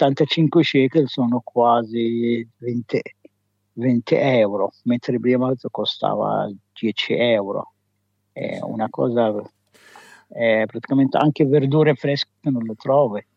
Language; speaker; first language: Italian; non-native, fluent; Arabic